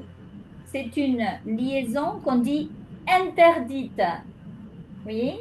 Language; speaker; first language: French; non-native, fluent; Spanish